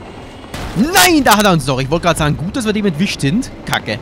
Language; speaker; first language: German; native; German